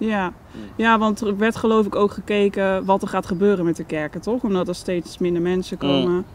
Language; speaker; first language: Dutch; native; Dutch